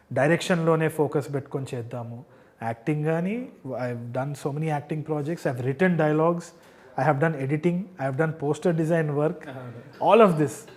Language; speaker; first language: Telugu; native; Telugu